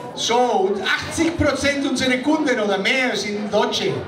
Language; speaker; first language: German; non-native, fluent; Spanish